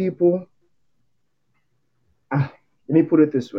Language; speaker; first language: English; non-native, local second language; Xhosa